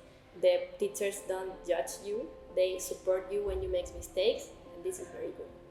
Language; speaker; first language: English; non-native, learner; Spanish